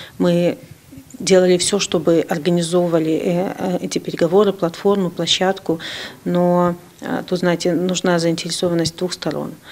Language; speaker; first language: Russian; native; Russian